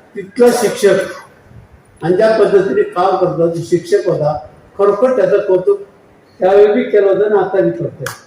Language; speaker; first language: Marathi; native; Marathi